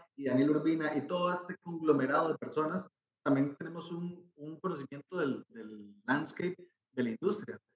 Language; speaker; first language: Spanish; native; Spanish